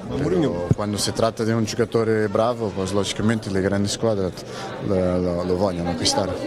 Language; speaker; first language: Italian; non-native, fluent; Portuguese